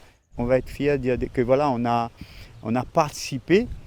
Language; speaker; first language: French; non-native, local second language; Réunion Creole French